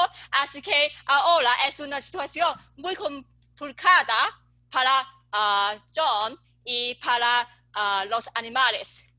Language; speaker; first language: Spanish; non-native, learner; English